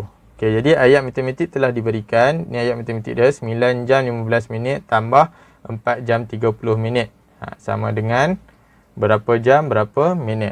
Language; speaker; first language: Malay; native; Malay